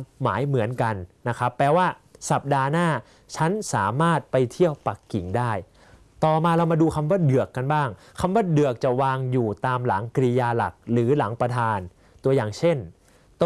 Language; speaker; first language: Thai; native; Thai